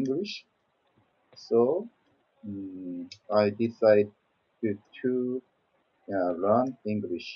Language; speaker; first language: English; non-native, learner; Korean